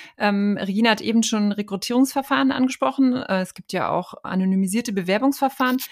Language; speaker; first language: German; native; German